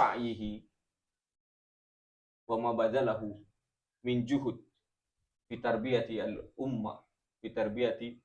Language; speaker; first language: Arabic; non-native, fluent; Indonesian